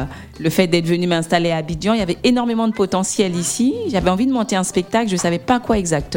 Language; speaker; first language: French; native; French